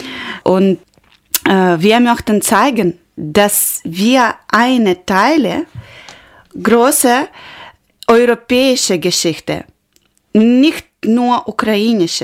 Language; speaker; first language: German; non-native, learner; Ukrainian